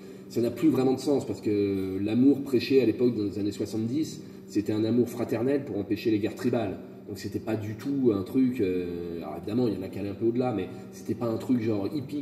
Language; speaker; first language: French; native; French